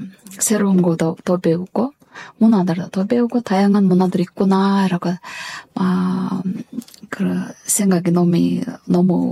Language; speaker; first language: Korean; non-native, learner; Kyrgyz